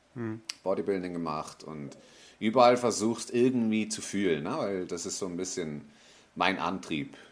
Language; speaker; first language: German; native; German